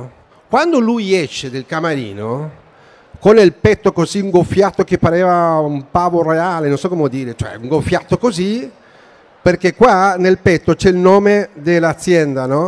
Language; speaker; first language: Italian; non-native, fluent; Spanish